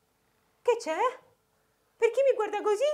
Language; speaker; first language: Italian; native; Italian